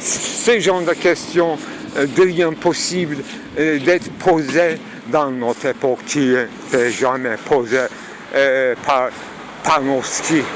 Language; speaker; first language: French; non-native, fluent; Turkish